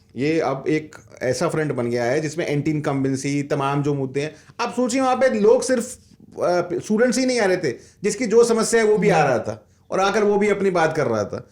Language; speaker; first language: Hindi; native; Hindi